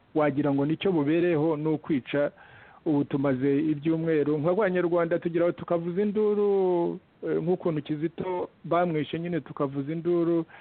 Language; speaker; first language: Kinyarwanda; early bilingual, heritage; Kinyarwanda